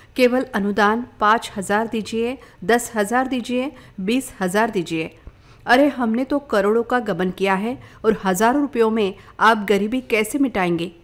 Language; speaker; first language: Hindi; non-native, local second language; Marathi